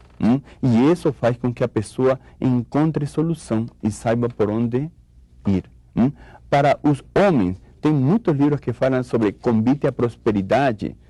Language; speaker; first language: Portuguese; non-native, fluent; Spanish